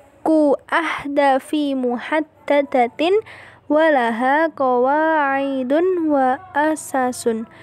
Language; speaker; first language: Arabic; non-native, learner; Indonesian